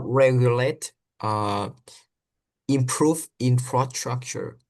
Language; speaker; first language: English; non-native, learner; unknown